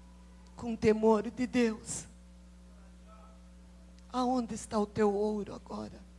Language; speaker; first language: Portuguese; native; Portuguese